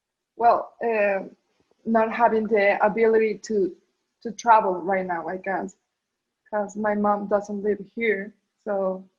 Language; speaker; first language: English; non-native, learner; Spanish